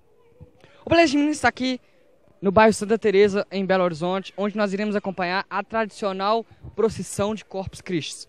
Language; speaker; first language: Portuguese; native; Portuguese